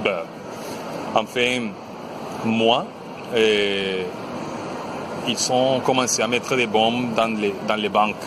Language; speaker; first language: French; non-native, fluent; Spanish